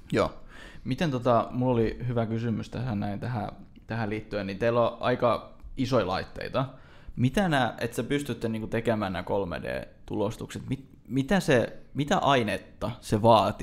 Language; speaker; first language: Finnish; native; Finnish